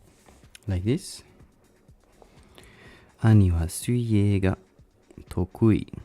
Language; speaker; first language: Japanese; non-native, learner; Italian